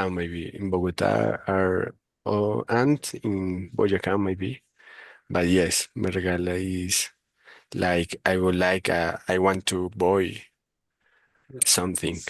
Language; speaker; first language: English; non-native, learner; Spanish